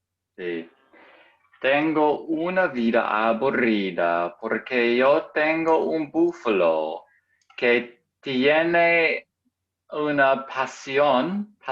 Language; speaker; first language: Spanish; non-native, learner; English